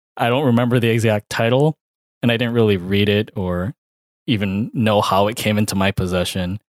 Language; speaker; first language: English; early bilingual, other home language; Filipino